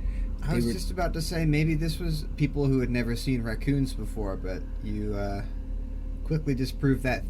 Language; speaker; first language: English; native; English